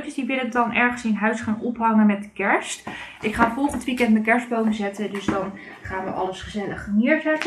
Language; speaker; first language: Dutch; native; Dutch